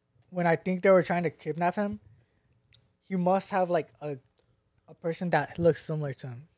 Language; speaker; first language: English; native; English